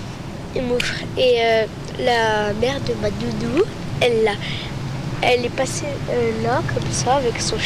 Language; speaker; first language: French; native; French